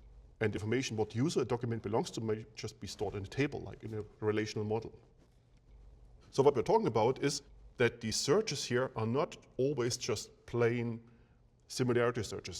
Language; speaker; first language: English; non-native, fluent; German